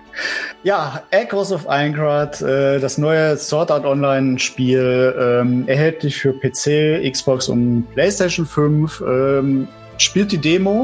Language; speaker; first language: German; native; German